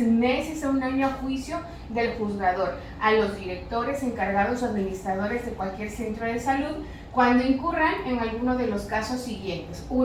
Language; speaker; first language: Spanish; native; Spanish